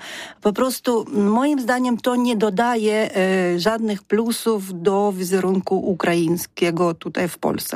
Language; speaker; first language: Polish; non-native, fluent; Ukrainian